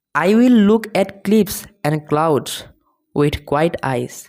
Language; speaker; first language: English; non-native, local second language; Assamese